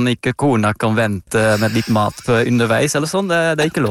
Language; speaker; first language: Norwegian; non-native, fluent; Dutch